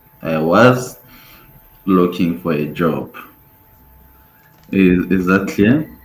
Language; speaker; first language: English; non-native, fluent; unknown